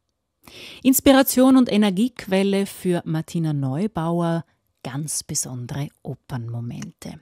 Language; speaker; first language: German; native; German